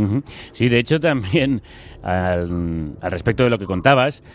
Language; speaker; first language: Spanish; native; Spanish